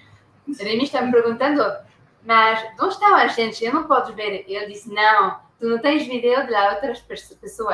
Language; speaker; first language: Portuguese; non-native, learner; French